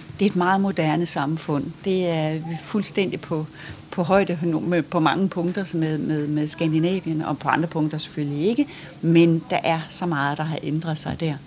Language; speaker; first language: Danish; native; Danish